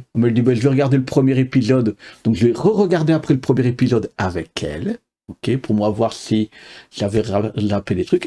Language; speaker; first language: French; native; French